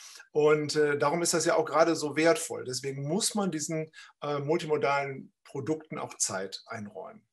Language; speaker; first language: German; native; German